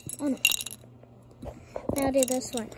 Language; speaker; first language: English; native; English